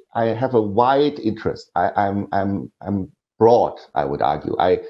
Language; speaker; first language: English; non-native, fluent; German